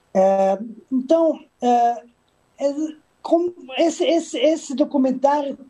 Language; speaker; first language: Portuguese; non-native, fluent; Serbian